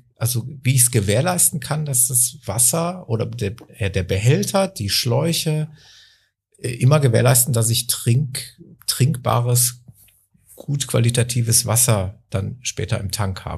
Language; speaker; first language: German; native; German